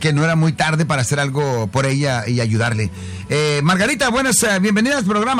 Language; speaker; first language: Spanish; native; Spanish